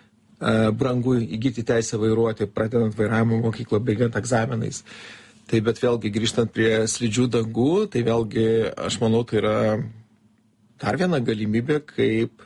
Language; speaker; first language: Lithuanian; native; Lithuanian